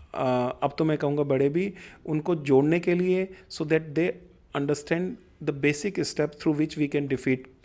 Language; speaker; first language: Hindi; non-native, local second language; Punjabi